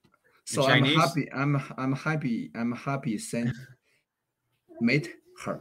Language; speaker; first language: English; non-native, learner; Chinese